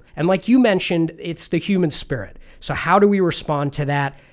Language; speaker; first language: English; native; English